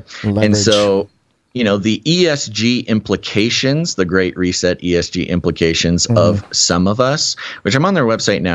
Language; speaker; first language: English; native; English